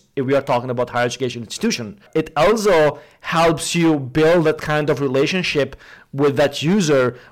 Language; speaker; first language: English; non-native, fluent; Albanian